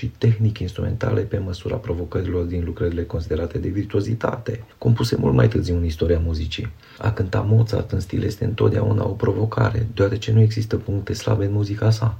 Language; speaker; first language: Romanian; native; Romanian